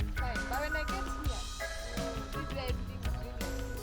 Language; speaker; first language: English; non-native, local second language; Swahili